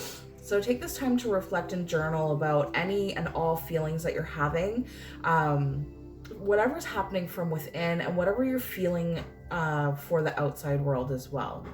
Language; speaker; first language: English; native; English